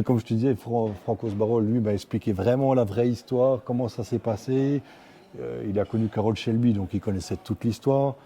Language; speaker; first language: French; native; French